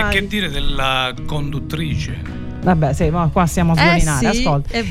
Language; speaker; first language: Italian; native; Italian